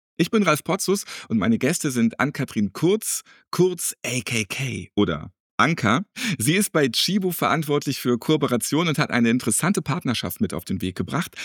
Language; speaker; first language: German; native; German